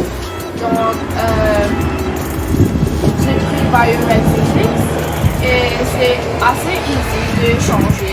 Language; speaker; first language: French; non-native, local second language; Morisyen